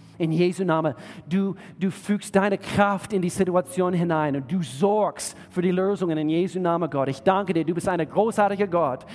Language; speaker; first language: German; non-native, fluent; English